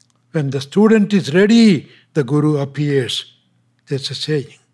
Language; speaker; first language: English; non-native, local second language; Tamil